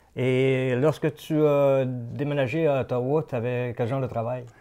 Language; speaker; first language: French; native; French